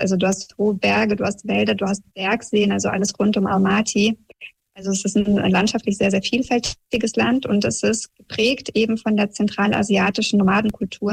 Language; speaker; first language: German; early bilingual, other home language; Russian